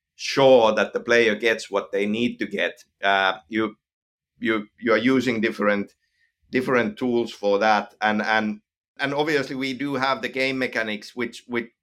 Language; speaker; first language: English; non-native, fluent; Finnish